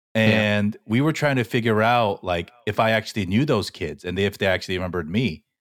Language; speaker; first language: English; early bilingual, other home language; Korean